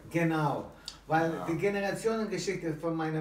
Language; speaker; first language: German; non-native, fluent; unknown